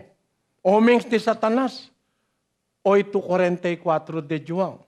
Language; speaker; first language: Portuguese; non-native, learner; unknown